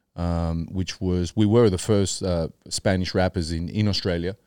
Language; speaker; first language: English; early bilingual, other home language; Spanish